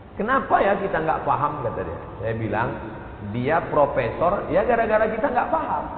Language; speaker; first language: Indonesian; native; Indonesian